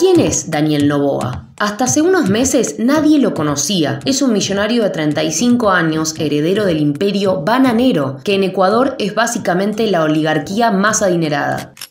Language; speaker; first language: Spanish; native; Spanish